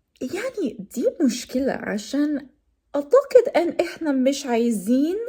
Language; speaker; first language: Arabic; non-native, learner; English